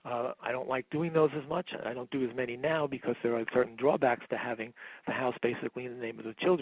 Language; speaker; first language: English; native; English